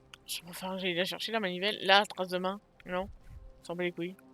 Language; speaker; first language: French; native; French